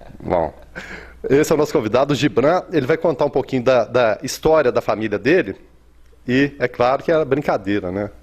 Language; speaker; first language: Portuguese; native; Portuguese